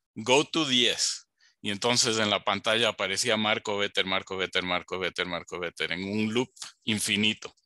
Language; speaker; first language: Spanish; native; Spanish